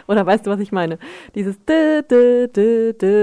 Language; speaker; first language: German; native; German